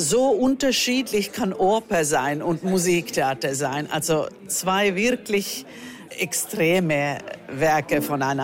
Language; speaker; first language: German; non-native, fluent; Finnish